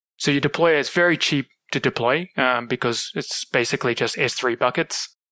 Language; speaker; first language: English; native; English